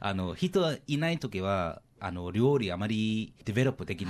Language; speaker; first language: Japanese; non-native, learner; English